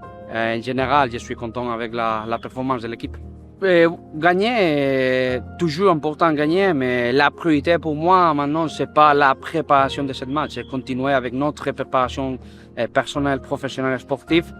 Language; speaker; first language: French; non-native, fluent; Spanish